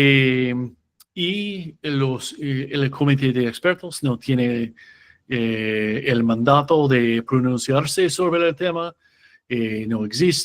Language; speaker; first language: Spanish; non-native, fluent; English